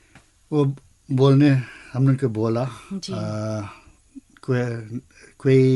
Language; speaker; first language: Hindi; early bilingual, heritage; Hindi